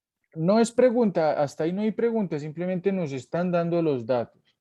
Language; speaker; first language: Spanish; native; Spanish